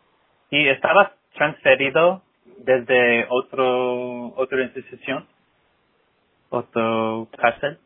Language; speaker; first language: Spanish; non-native, fluent; English